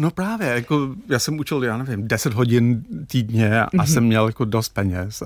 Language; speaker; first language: Czech; non-native, fluent; English